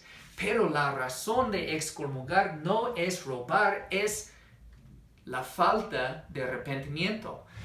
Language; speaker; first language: Spanish; non-native, fluent; English